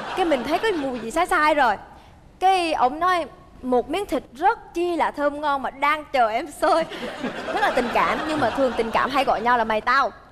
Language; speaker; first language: Vietnamese; early bilingual, heritage; Vietnamese